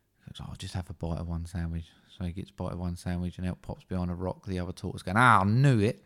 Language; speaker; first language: English; native; English